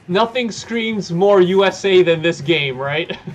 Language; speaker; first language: English; native; English